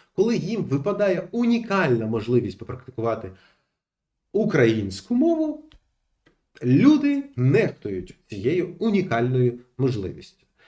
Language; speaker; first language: Ukrainian; non-native, local second language; Russian